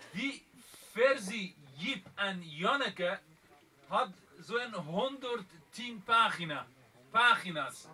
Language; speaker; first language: Dutch; non-native, fluent; Persian